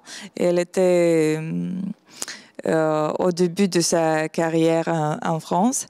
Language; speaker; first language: French; non-native, fluent; Romanian